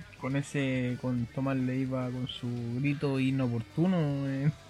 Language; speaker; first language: Spanish; native; Spanish